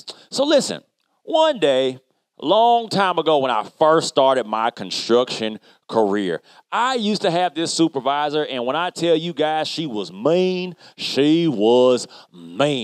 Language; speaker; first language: English; native; English